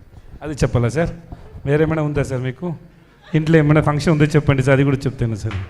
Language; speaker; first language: Telugu; non-native, learner; Tamil